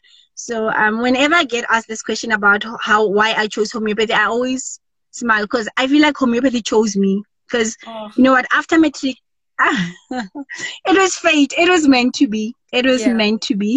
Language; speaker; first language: English; non-native, local second language; Tswana